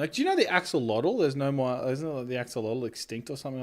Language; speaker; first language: English; native; English